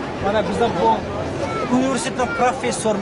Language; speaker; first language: Turkish; non-native, learner; Uyghur